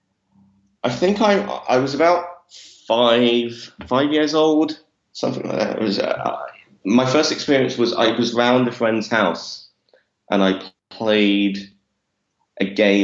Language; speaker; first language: English; native; English